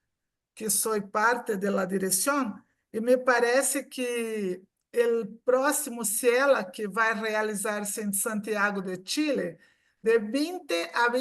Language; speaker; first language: Portuguese; non-native, fluent; Spanish